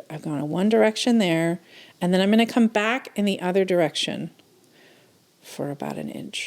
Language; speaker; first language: English; native; English